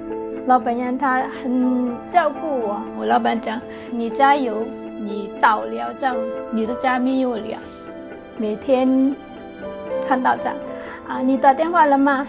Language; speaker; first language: Chinese; non-native, fluent; Burmese